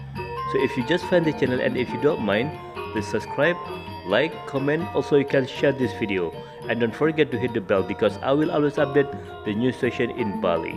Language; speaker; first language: English; non-native, learner; Indonesian